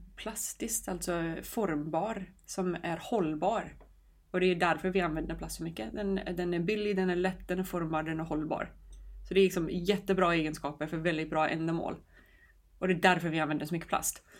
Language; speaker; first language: Swedish; non-native, fluent; English